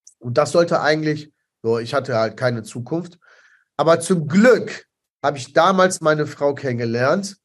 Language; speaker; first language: German; early bilingual, other home language; Italian